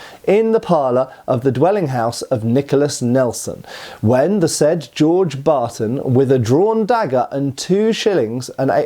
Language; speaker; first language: English; native; English